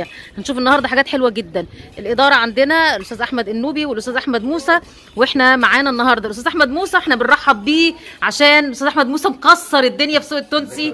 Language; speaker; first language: Arabic; native; Arabic